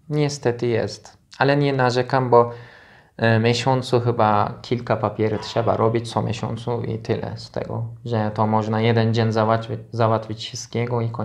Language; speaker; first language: Polish; non-native, learner; Turkish